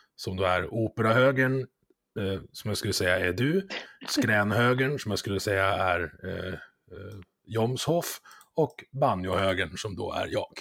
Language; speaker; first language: Swedish; native; Swedish